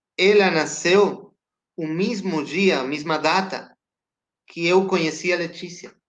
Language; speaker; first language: Portuguese; non-native, fluent; Spanish